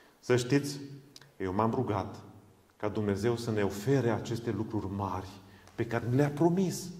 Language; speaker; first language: Romanian; non-native, local second language; Hungarian